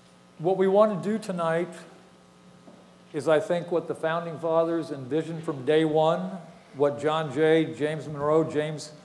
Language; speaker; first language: English; native; English